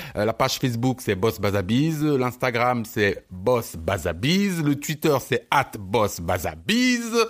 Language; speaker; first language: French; early bilingual, other home language; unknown